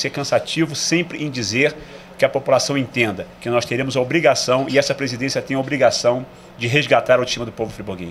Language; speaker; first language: Portuguese; native; Portuguese